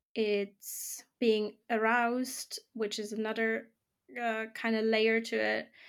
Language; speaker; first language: English; non-native, fluent; German